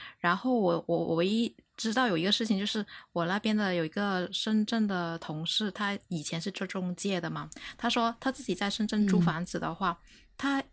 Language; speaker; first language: Chinese; non-native, local second language; Cantonese